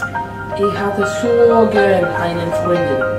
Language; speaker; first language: German; non-native, learner; English